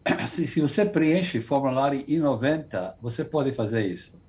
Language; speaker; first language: Portuguese; non-native, fluent; English